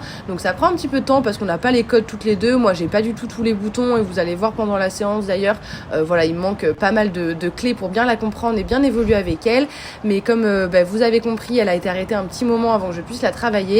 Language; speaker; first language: French; native; French